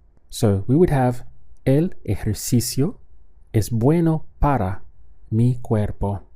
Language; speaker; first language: Spanish; non-native, fluent; English